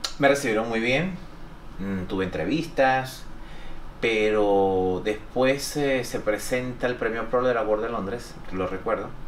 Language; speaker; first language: Spanish; native; Spanish